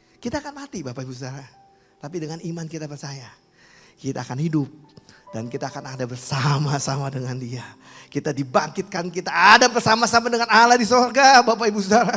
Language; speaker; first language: Indonesian; native; Indonesian